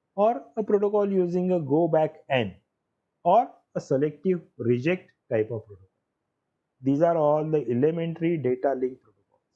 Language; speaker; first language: English; non-native, local second language; Marathi